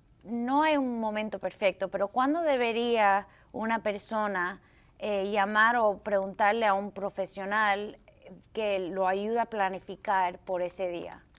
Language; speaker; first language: Spanish; early bilingual, heritage; English